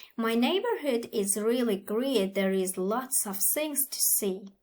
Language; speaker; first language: English; non-native, fluent; Kazakh